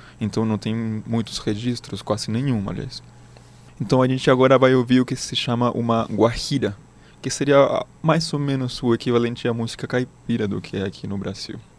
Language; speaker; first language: Portuguese; non-native, fluent; Spanish